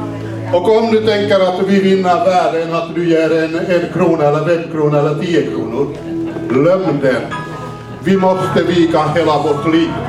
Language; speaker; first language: Swedish; non-native, fluent; Finnish